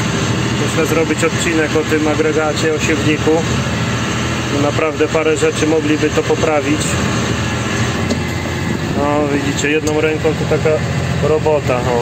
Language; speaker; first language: Polish; native; Polish